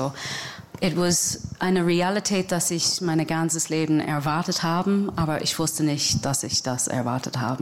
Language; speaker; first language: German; non-native, fluent; English